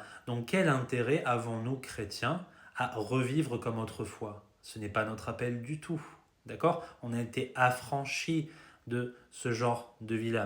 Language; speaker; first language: French; native; French